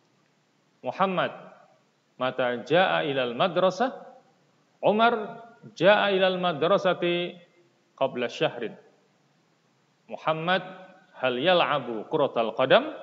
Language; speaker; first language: Arabic; non-native, fluent; Indonesian